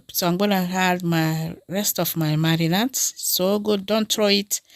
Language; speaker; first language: English; non-native, learner; French